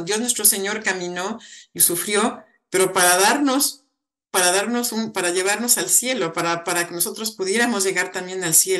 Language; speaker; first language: Spanish; native; Spanish